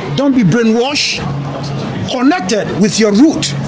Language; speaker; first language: English; non-native, local second language; Ga